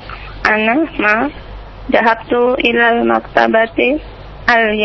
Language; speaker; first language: Arabic; non-native, learner; Indonesian